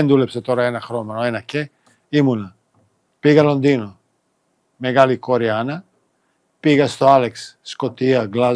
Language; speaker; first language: Greek; non-native, fluent; Serbian